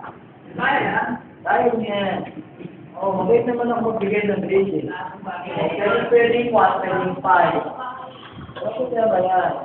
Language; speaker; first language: Filipino; native; Filipino